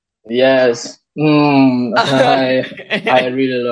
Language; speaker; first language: English; non-native, learner; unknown